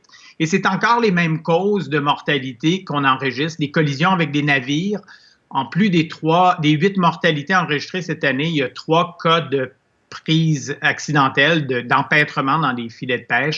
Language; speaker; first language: French; native; French